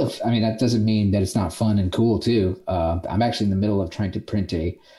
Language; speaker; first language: English; native; English